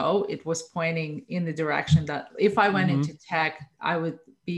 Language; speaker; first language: English; non-native, fluent; Russian